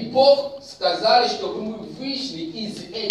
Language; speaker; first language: Russian; non-native, fluent; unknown